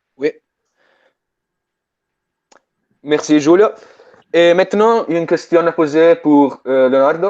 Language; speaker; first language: French; non-native, fluent; Italian